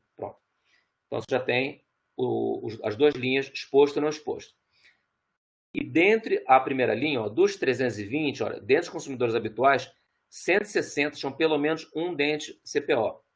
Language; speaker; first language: Portuguese; native; Portuguese